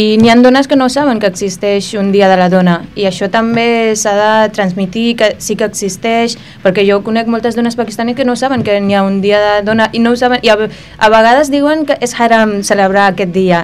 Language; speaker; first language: Catalan; early bilingual, other home language; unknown